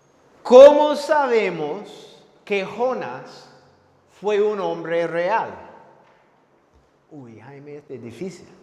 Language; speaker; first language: Spanish; non-native, fluent; English